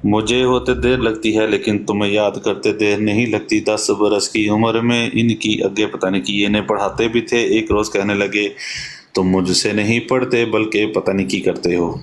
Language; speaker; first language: Hindi; non-native, local second language; Punjabi